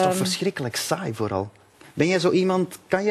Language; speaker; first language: Dutch; native; Dutch